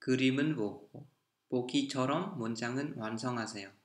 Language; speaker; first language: Korean; non-native, fluent; Vietnamese